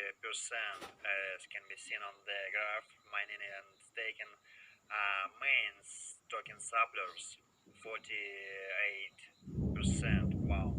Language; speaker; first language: English; non-native, learner; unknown